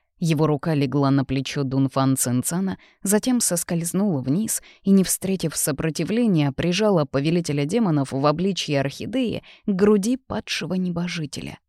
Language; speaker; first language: Russian; native; Russian